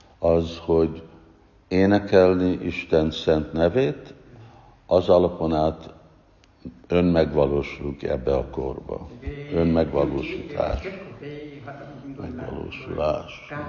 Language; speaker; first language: Hungarian; non-native, fluent; English